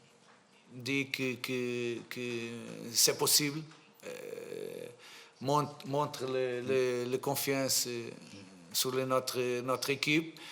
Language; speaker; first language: French; non-native, fluent; Portuguese